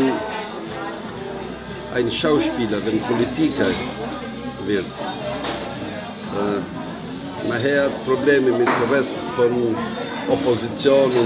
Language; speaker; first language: German; non-native, learner; Albanian